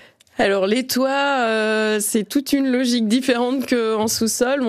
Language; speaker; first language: French; native; French